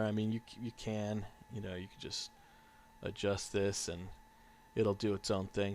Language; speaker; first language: English; native; English